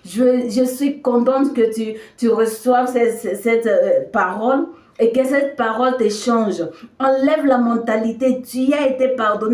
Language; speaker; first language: French; non-native, local second language; Swahili